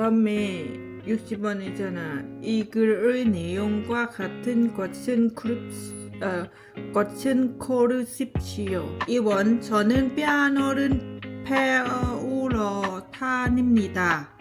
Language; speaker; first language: Korean; non-native, learner; Lao